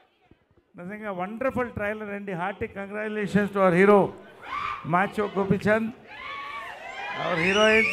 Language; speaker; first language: Telugu; native; Telugu